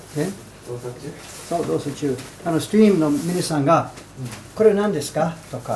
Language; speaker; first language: Japanese; non-native, learner; English